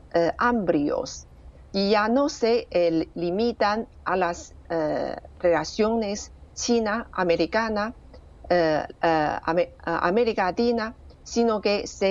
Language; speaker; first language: Spanish; non-native, fluent; Chinese